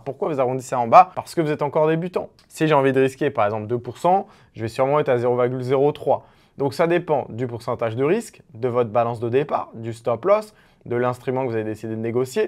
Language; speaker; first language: French; native; French